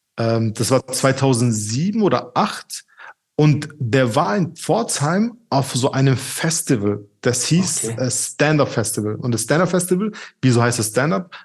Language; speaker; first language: German; native; German